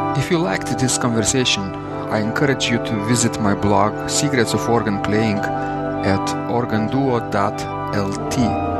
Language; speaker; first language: English; non-native, fluent; Lithuanian